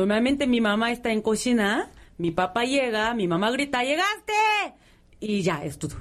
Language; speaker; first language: Spanish; non-native, fluent; Korean